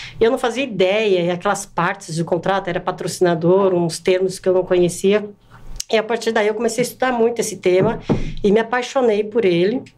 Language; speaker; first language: Portuguese; native; Portuguese